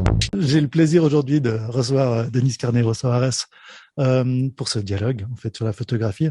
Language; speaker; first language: French; native; French